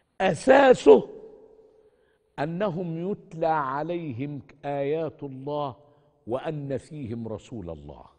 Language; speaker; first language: Arabic; native; Arabic